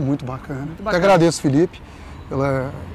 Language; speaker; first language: Portuguese; native; Portuguese